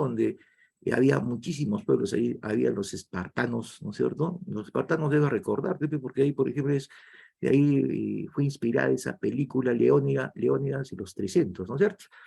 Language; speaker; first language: Spanish; native; Spanish